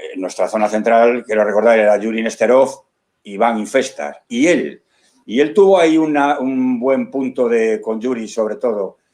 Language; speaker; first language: Spanish; native; Spanish